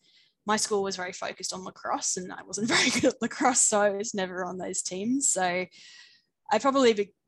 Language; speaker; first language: English; native; English